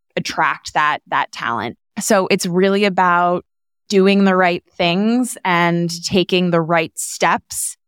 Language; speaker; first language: English; native; English